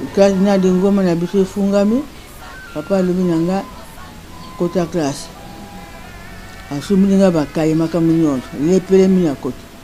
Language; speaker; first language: Lingala; non-native, local second language; Kongo